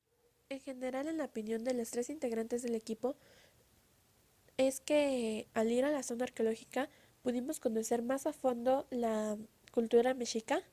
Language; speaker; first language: Spanish; native; Spanish